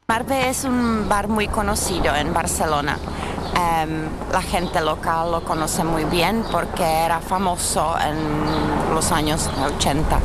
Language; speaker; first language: Spanish; non-native, fluent; Czech